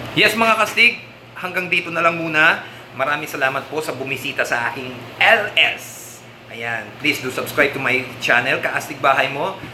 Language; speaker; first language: Filipino; non-native, local second language; Pampanga